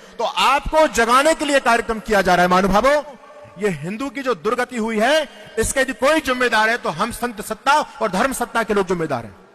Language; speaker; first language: Hindi; non-native, local second language; Marathi